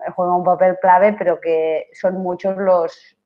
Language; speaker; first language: Spanish; non-native, local second language; Catalan